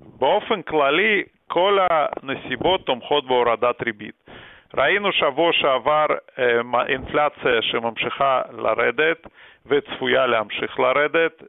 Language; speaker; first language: Hebrew; early bilingual, other home language; Russian